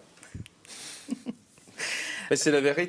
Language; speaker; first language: French; non-native, learner; English